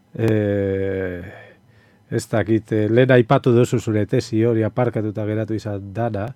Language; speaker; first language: Basque; native; Basque